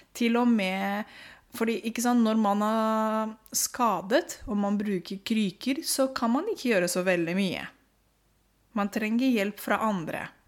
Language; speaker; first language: Norwegian; non-native, fluent; Romanian